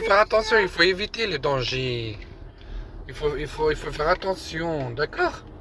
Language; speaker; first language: French; native; French